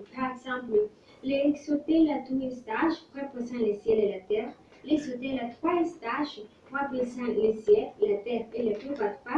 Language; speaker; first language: French; non-native, learner; Spanish